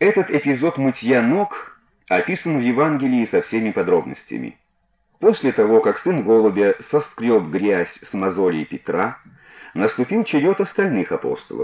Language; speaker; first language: Russian; native; Russian